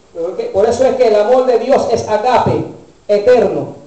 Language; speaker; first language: Spanish; early bilingual, heritage; Spanish